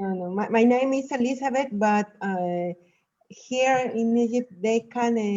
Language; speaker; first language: English; non-native, learner; Spanish